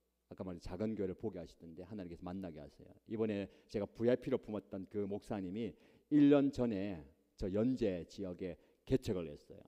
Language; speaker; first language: Korean; native; Korean